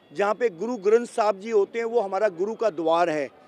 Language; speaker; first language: Hindi; native; Hindi